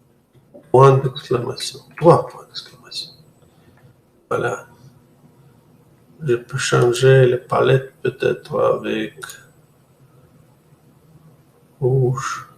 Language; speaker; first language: French; non-native, fluent; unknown